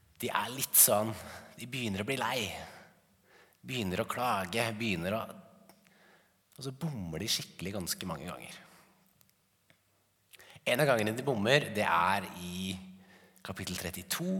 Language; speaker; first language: Norwegian; native; Norwegian